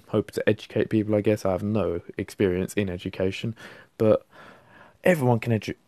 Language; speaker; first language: English; native; English